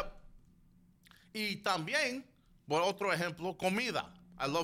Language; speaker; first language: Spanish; early bilingual, other home language; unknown